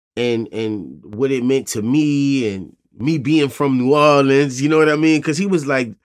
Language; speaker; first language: English; native; English